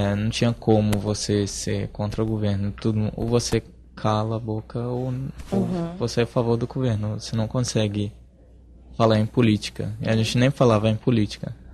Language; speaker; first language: Portuguese; non-native, fluent; Arabic